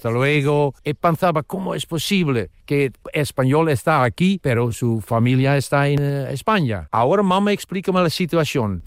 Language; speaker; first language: Spanish; non-native, learner; Dutch